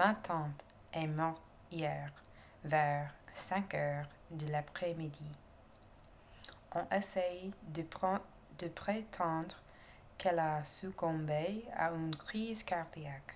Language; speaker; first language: French; non-native, learner; English